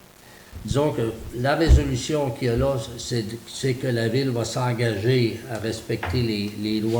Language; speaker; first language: French; native; French